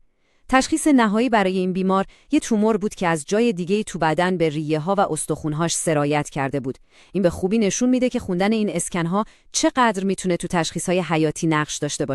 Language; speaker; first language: Persian; native; Persian